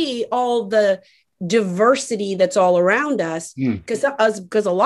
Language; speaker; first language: English; native; English